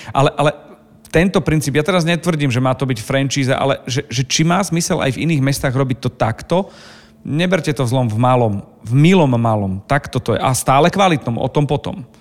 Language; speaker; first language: Slovak; native; Slovak